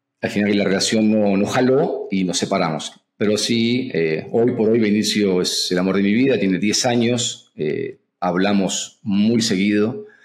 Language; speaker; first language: Spanish; native; Spanish